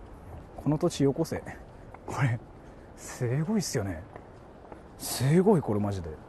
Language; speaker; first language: Japanese; native; Japanese